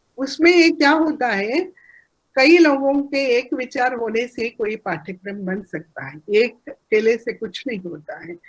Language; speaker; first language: Hindi; non-native, local second language; Telugu